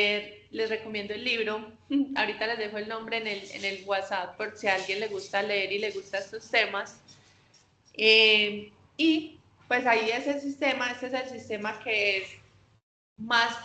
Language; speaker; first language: Spanish; native; Spanish